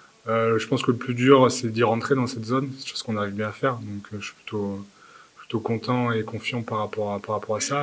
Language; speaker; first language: French; native; French